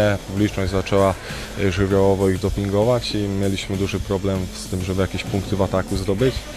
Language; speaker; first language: Polish; native; Polish